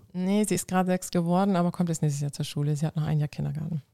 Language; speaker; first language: German; non-native, local second language; Low German